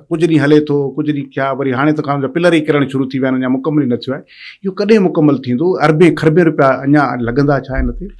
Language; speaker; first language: Sindhi; native; Sindhi